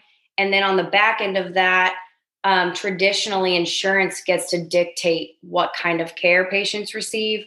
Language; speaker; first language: English; native; English